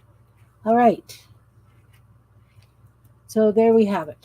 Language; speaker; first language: English; native; English